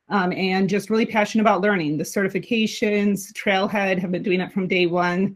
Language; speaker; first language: English; native; English